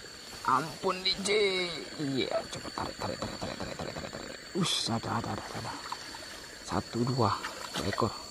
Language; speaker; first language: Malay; non-native, local second language; Javanese